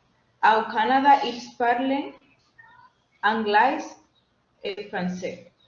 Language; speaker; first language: French; non-native, learner; Spanish